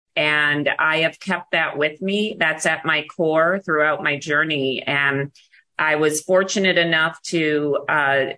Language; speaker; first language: English; native; English